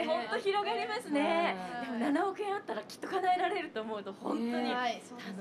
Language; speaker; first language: Japanese; native; Japanese